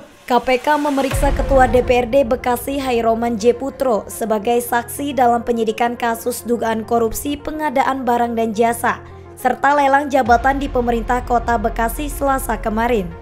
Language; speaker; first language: Indonesian; native; Indonesian